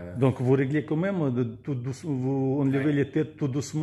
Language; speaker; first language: French; non-native, learner; Russian